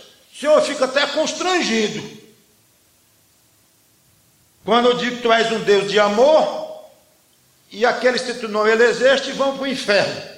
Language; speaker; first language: Portuguese; native; Portuguese